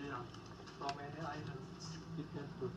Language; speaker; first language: English; non-native, learner; Indonesian